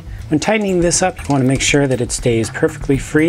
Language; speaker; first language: English; native; English